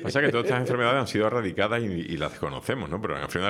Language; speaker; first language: Spanish; native; Spanish